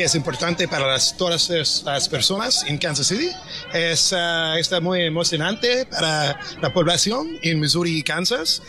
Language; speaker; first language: Spanish; non-native, learner; English